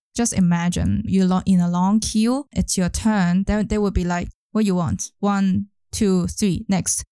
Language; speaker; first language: English; non-native, local second language; Cantonese